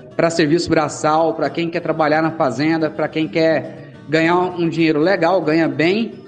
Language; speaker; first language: Portuguese; native; Portuguese